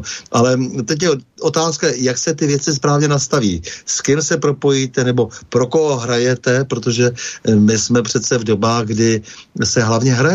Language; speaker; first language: Czech; native; Czech